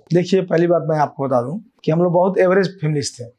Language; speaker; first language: Hindi; native; Hindi